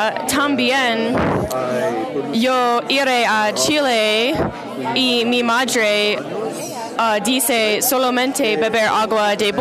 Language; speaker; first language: Spanish; non-native, learner; English